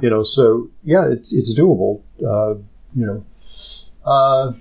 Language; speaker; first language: English; native; English